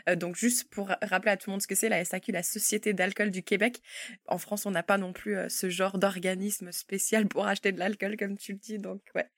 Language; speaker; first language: French; native; French